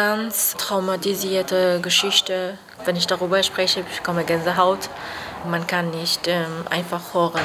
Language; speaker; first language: German; non-native, learner; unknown